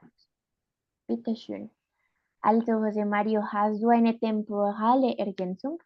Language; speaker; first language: German; non-native, fluent; Spanish